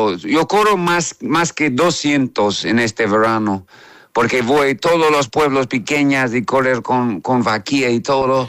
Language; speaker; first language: Spanish; non-native, learner; English